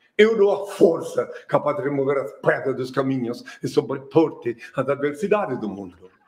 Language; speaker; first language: Portuguese; non-native, fluent; French